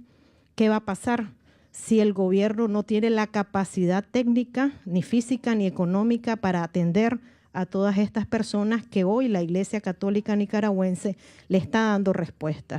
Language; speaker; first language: Spanish; native; Spanish